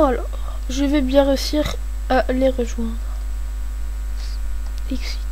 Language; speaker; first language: French; native; French